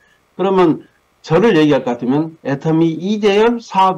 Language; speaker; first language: Korean; native; Korean